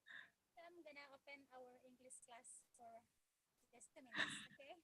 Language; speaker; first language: English; non-native, fluent; Indonesian